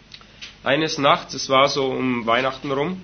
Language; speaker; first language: German; native; German